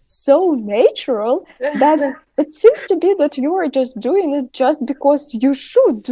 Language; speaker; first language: English; non-native, fluent; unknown